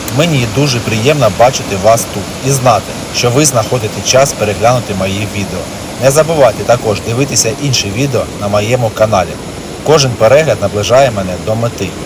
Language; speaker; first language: Ukrainian; native; Ukrainian